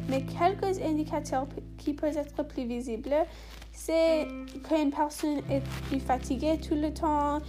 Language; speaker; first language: French; non-native, learner; English